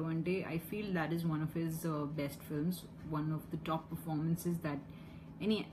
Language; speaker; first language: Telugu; non-native, local second language; Hindi